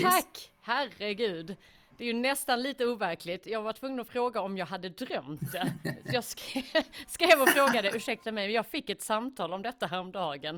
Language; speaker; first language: Swedish; native; Swedish